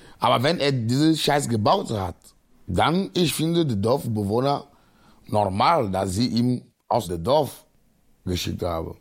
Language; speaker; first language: German; non-native, fluent; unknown